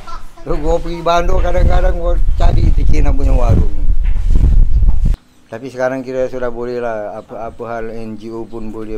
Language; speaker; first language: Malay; non-native, local second language; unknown